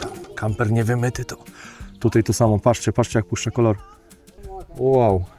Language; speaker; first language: Polish; native; Polish